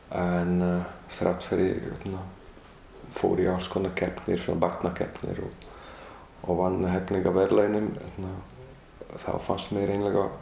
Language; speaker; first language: Icelandic; non-native, fluent; Hungarian